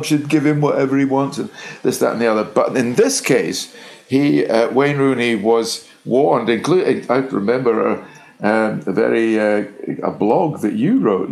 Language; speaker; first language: English; native; English